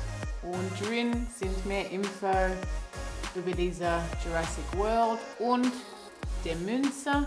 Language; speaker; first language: German; non-native, learner; English